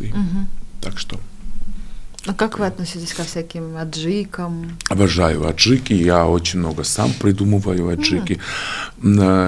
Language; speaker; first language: Russian; non-native, fluent; Georgian